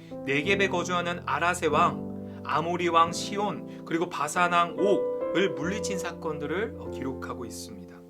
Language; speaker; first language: Korean; native; Korean